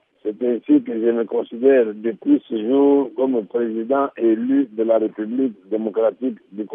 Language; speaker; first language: French; non-native, local second language; Lingala